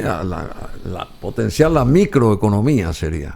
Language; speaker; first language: Spanish; native; Spanish